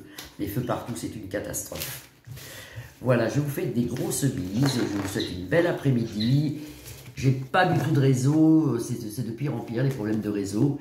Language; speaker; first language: French; native; French